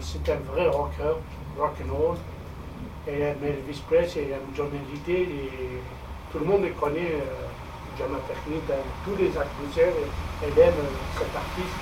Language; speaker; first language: French; non-native, fluent; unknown